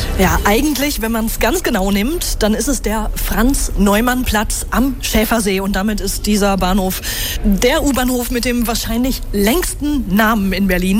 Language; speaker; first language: German; native; German